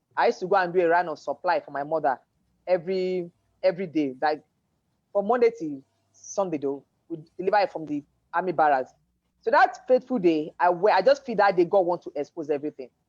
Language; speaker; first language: English; non-native, local second language; Yoruba